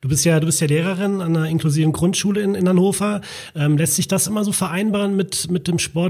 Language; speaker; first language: German; native; German